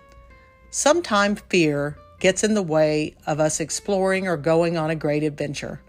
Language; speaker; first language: English; native; English